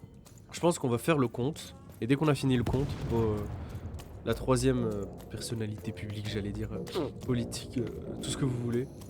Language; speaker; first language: French; native; French